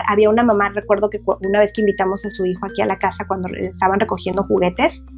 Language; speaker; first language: Spanish; native; Spanish